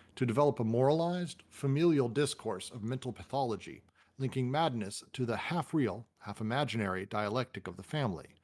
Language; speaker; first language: English; native; English